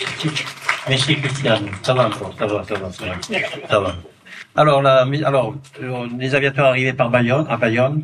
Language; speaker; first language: French; native; French